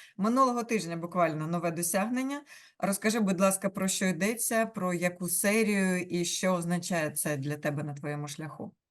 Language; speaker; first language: Ukrainian; native; Ukrainian